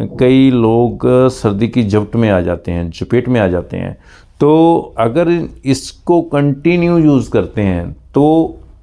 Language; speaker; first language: Hindi; non-native, local second language; Punjabi